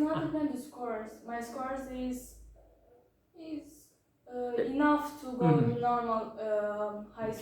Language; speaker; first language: English; non-native, learner; Turkish